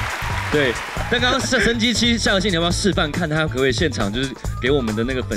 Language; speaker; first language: Chinese; native; Chinese